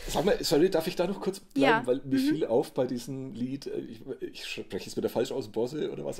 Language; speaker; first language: German; native; German